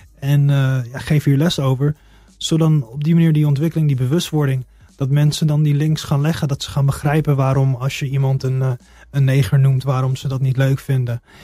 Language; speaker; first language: Dutch; early bilingual, heritage; Dutch